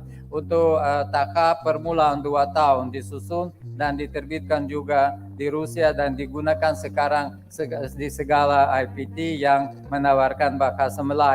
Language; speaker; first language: Indonesian; non-native, fluent; Russian